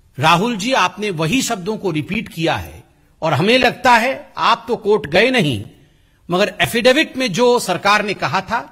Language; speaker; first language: Hindi; non-native, local second language; Odia